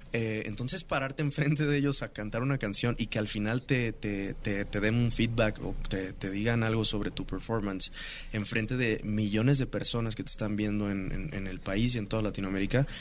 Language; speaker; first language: Spanish; native; Spanish